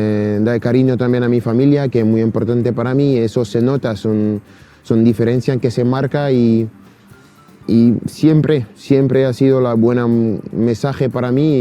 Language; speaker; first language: Spanish; non-native, fluent; French